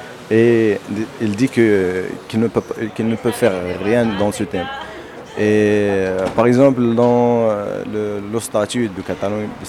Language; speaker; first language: French; non-native, local second language; Berber languages